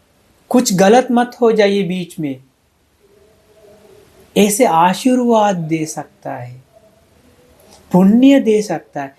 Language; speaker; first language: Hindi; non-native, fluent; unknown